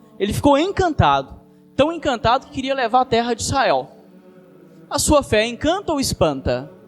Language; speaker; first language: Portuguese; native; Portuguese